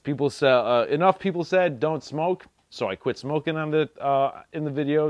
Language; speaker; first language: English; native; English